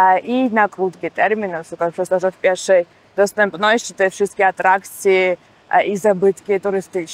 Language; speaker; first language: Polish; non-native, fluent; Georgian